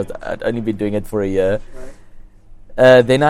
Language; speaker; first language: English; non-native, local second language; Afrikaans